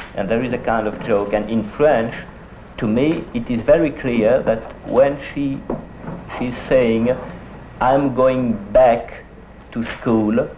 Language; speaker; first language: English; non-native, fluent; French